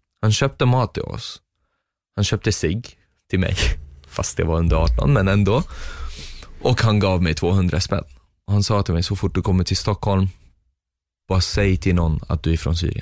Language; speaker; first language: Swedish; non-native, fluent; Arabic